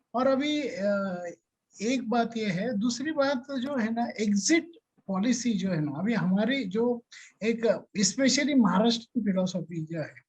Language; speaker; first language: Hindi; non-native, local second language; Marathi